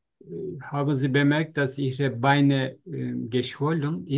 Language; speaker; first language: German; non-native, learner; Turkish